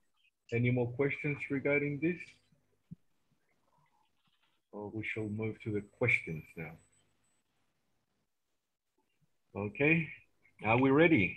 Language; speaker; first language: English; non-native, fluent; Spanish